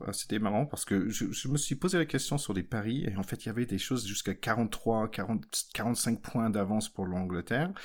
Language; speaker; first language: French; non-native, fluent; English